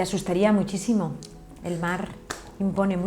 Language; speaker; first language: Spanish; native; Spanish